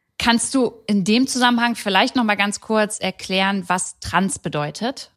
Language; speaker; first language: German; native; German